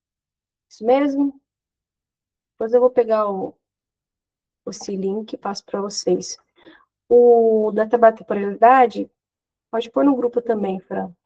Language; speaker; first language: Portuguese; native; Portuguese